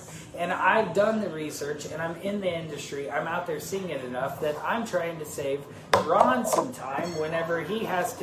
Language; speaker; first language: English; native; English